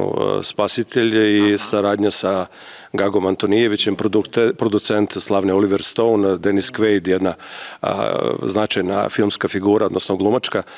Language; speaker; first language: Serbian; native; Serbian